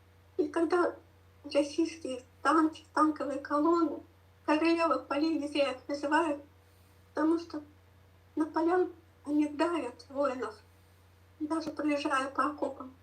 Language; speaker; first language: Russian; native; Russian